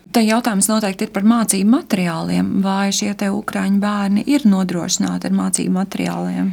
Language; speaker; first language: Latvian; native; Latvian